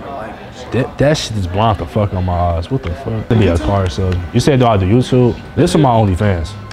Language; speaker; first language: English; native; English